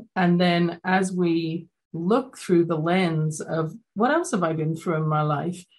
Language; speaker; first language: English; native; English